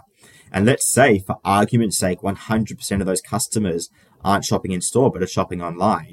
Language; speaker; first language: English; native; English